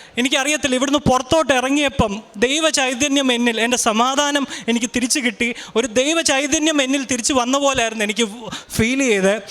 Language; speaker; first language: Malayalam; early bilingual, heritage; Malayalam